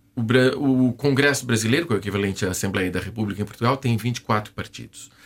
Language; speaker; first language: Portuguese; native; Portuguese